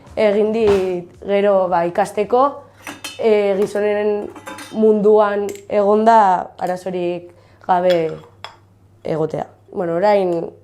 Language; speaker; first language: Basque; non-native, local second language; Spanish